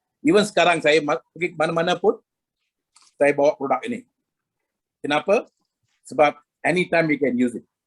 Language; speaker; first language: Malay; non-native, local second language; Tamil